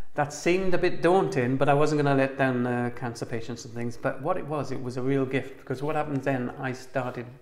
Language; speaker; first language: English; native; English